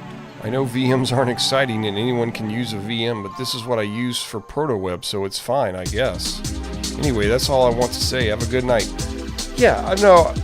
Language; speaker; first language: English; native; English